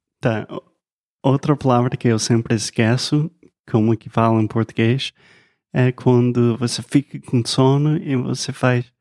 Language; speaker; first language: Portuguese; non-native, fluent; English